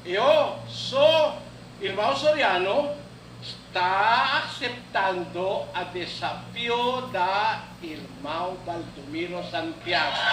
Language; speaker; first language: Portuguese; non-native, learner; Filipino